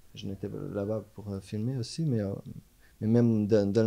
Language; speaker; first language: French; non-native, fluent; Portuguese